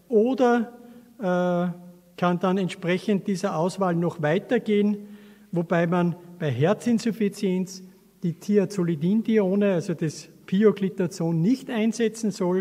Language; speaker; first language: German; native; German